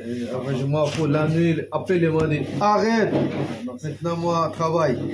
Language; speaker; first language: French; non-native, learner; Arabic